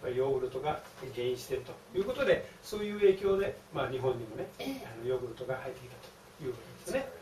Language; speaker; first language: Japanese; native; Japanese